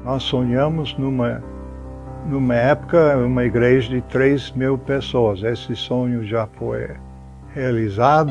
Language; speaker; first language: Portuguese; non-native, fluent; English